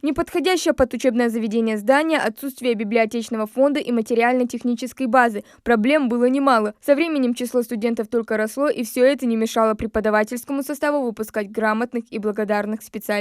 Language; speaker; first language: Russian; native; Russian